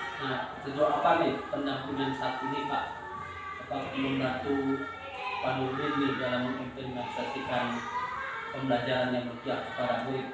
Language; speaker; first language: Indonesian; native; Indonesian